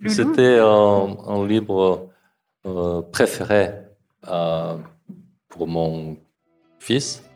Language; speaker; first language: French; non-native, fluent; Korean